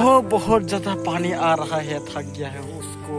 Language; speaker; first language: Hindi; non-native, local second language; Kok Borok